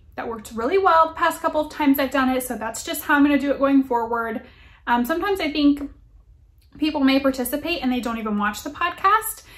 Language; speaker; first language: English; native; English